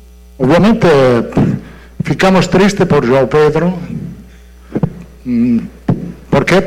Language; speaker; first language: Portuguese; non-native, fluent; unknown